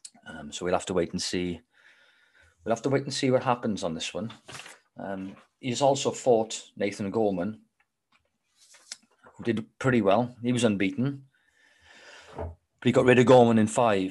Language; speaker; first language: English; native; English